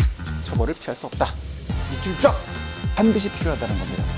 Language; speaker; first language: Korean; native; Korean